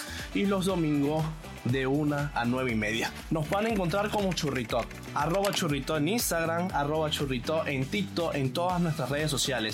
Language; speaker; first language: Spanish; native; Spanish